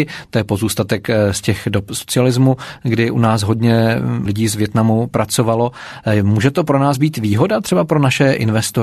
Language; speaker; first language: Czech; native; Czech